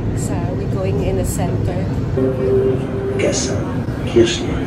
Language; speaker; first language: English; non-native, local second language; Filipino